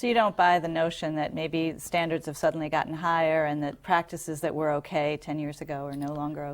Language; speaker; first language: English; native; English